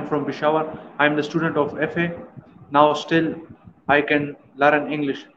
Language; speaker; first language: English; non-native, learner; Pashto